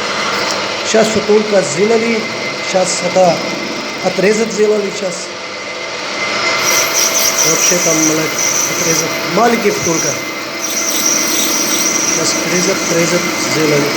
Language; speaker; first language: Russian; non-native, learner; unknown